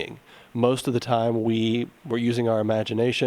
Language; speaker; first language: English; native; English